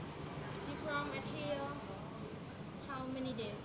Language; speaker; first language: English; non-native, learner; Khmer